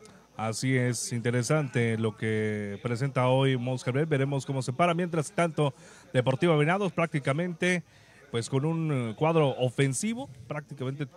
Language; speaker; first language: Spanish; native; Spanish